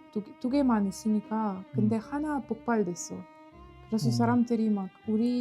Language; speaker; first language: Korean; non-native, fluent; Ukrainian